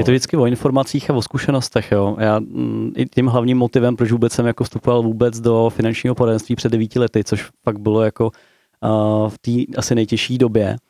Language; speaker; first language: Czech; native; Czech